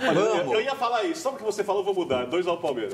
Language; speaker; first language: Portuguese; native; Portuguese